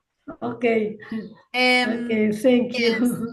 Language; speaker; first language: English; non-native, learner; Spanish